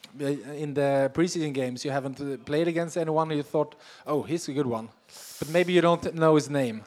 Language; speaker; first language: English; non-native, fluent; Swedish